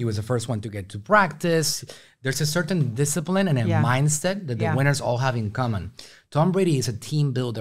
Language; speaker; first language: English; native; English